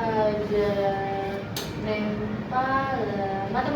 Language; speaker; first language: French; non-native, learner; Indonesian